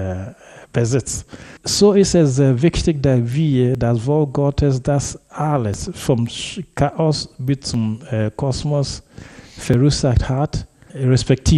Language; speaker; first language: German; non-native, fluent; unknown